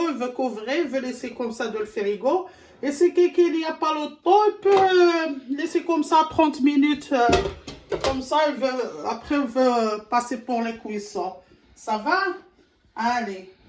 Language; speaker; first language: French; non-native, learner; Arabic